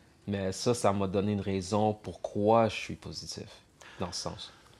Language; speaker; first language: French; early bilingual, heritage; French